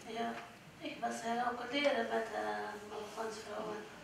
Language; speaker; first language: Dutch; non-native, learner; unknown